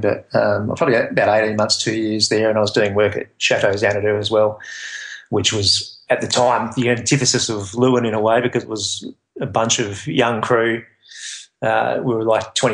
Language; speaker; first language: English; native; English